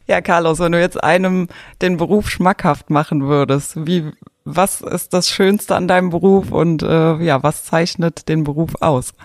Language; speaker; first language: German; native; German